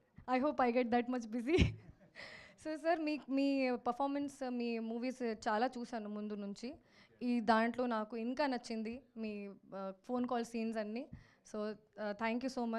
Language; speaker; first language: Telugu; non-native, learner; Hindi